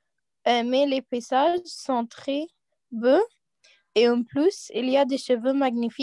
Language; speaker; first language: French; non-native, learner; Arabic